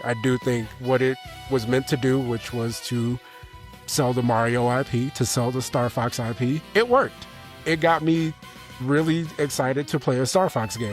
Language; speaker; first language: English; native; English